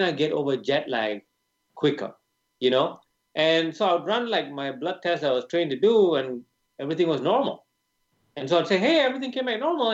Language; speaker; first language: English; non-native, local second language; Tamil